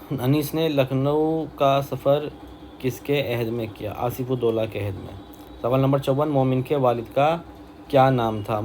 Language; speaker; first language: Urdu; native; Urdu